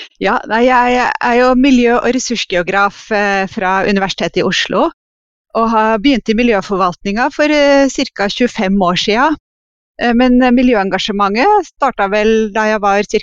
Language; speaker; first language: Norwegian; native; Norwegian